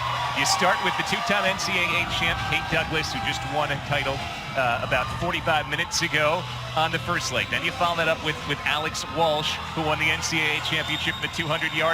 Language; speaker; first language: English; native; English